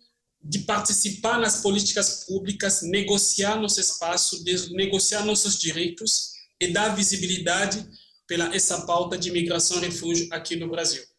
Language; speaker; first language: Portuguese; non-native, fluent; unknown